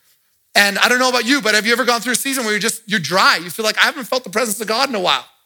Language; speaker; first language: English; native; English